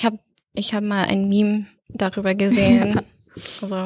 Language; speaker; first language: German; non-native, fluent; English